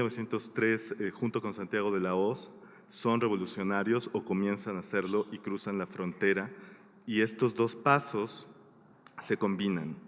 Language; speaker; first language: Spanish; native; Spanish